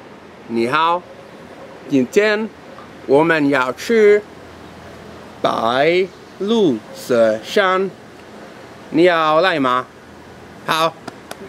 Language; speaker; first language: Chinese; non-native, learner; Swedish